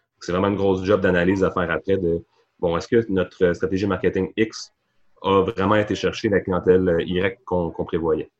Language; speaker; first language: French; native; French